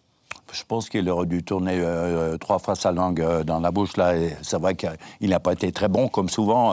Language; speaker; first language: French; native; French